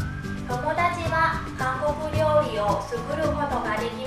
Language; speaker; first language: Japanese; non-native, fluent; Thai